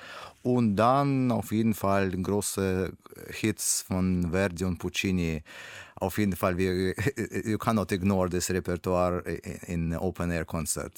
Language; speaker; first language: German; non-native, learner; Russian